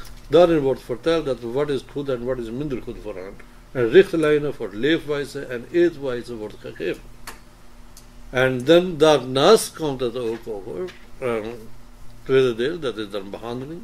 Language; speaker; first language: Dutch; non-native, fluent; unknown